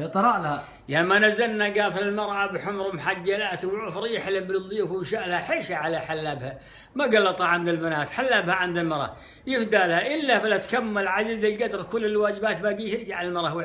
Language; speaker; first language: Arabic; native; Arabic